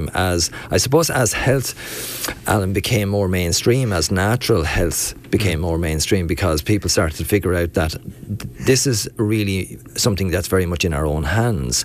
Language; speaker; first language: English; native; English